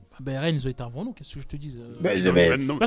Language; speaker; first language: French; native; French